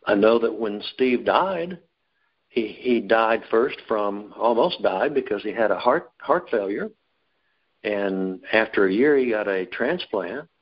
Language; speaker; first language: English; native; English